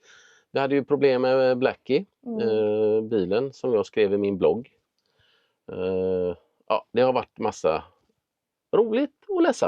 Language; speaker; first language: Swedish; native; Swedish